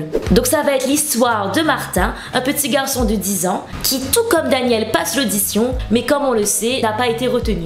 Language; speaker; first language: French; native; French